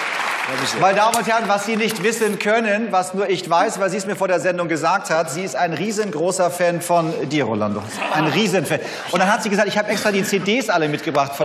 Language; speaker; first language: German; native; German